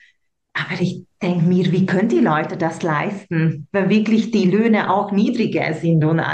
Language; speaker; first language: German; non-native, local second language; Hungarian